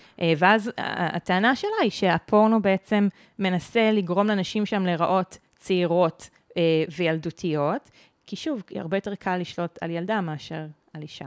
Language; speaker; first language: Hebrew; native; Hebrew